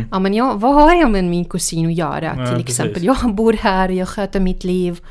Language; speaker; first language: Swedish; non-native, fluent; Arabic